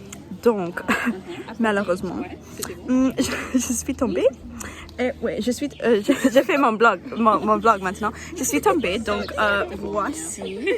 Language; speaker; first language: French; non-native, learner; English